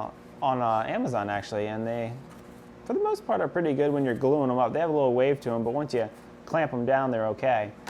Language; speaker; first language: English; native; English